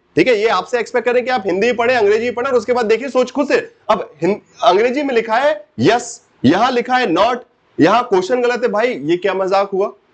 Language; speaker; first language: Hindi; native; Hindi